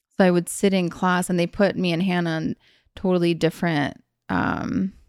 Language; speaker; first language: English; early bilingual, other home language; Hungarian